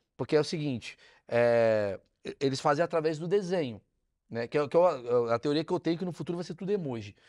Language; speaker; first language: Portuguese; native; Portuguese